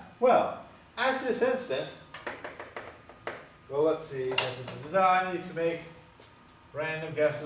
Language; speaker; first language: English; native; English